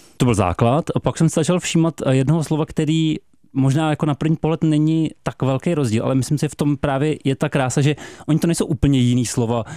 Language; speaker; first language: Czech; native; Czech